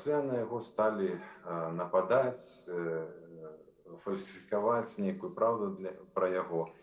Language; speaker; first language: Belarusian; non-native, local second language; Russian